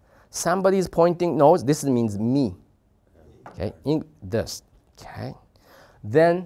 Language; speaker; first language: English; non-native, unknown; Japanese